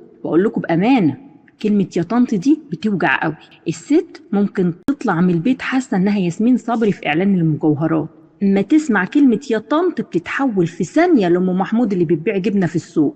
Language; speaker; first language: Arabic; native; Arabic